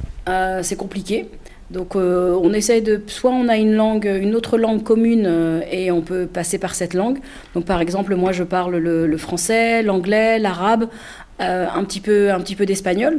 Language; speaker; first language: French; native; French